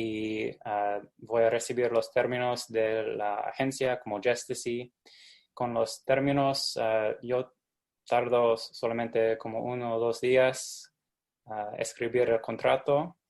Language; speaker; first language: Spanish; non-native, fluent; English